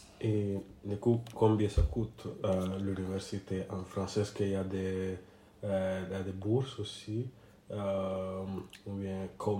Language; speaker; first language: French; non-native, learner; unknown